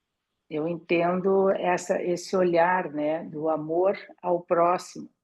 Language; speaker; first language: Portuguese; native; Portuguese